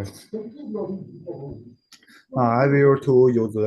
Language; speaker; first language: English; non-native, learner; Chinese